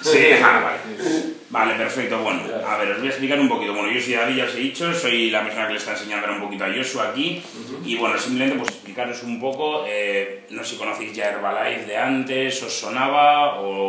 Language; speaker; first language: Spanish; native; Spanish